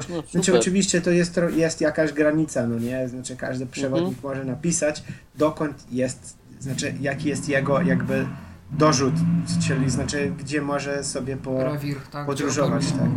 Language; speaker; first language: Polish; non-native, fluent; Slovenian